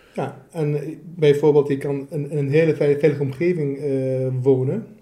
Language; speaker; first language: Dutch; early bilingual, other home language; Arabic